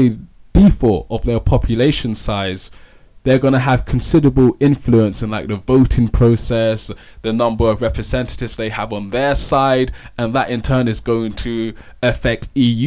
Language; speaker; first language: English; native; English